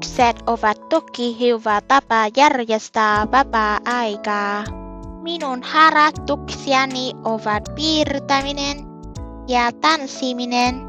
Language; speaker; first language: Finnish; non-native, learner; Vietnamese